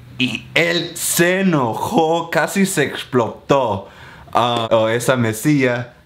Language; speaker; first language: Spanish; non-native, fluent; English